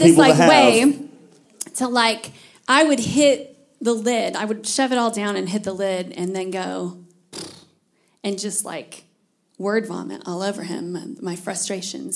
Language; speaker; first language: English; native; English